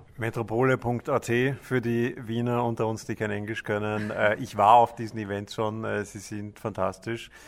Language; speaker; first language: German; native; German